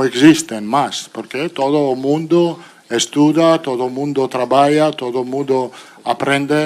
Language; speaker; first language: Portuguese; non-native, fluent; Italian